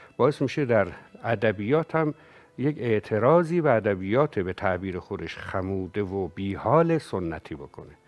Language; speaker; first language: Persian; native; Persian